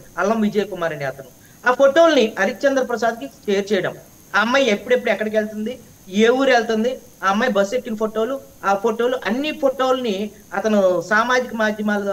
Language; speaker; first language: Telugu; native; Telugu